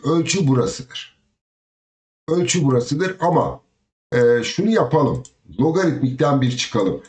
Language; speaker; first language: Turkish; native; Turkish